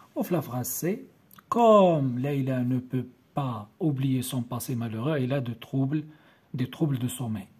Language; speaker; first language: French; non-native, local second language; Arabic